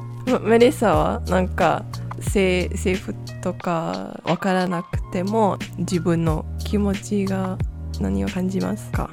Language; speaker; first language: Japanese; non-native, learner; English